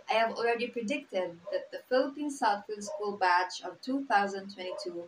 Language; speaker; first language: English; non-native, local second language; Cebuano